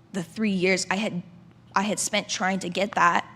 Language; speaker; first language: English; native; English